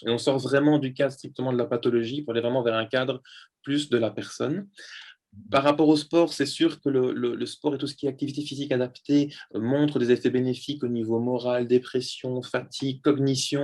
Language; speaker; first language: French; native; French